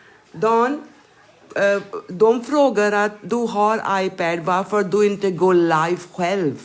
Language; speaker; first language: Swedish; non-native, learner; Urdu